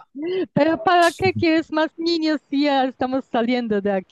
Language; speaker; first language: Spanish; non-native, learner; Polish